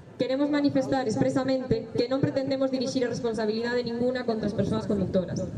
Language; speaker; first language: Galician; native; Galician